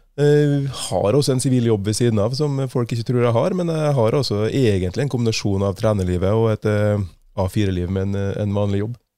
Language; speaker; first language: Norwegian; native; Norwegian